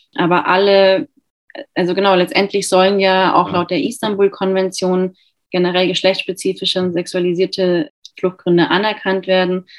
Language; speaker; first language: German; native; German